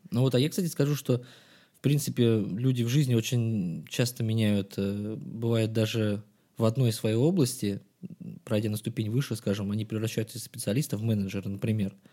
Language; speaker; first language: Russian; native; Russian